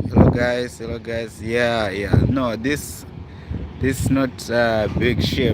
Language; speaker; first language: English; non-native, local second language; Shona